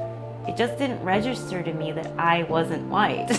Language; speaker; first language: English; early bilingual, other home language; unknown